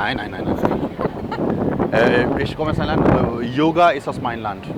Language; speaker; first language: German; non-native, learner; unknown